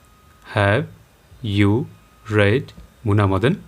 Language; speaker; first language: English; non-native, local second language; Nepali